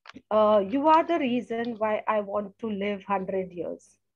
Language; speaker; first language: English; non-native, local second language; Gujarati